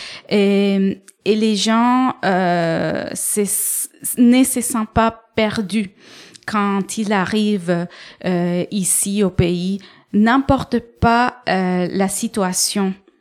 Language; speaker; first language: French; non-native, fluent; Spanish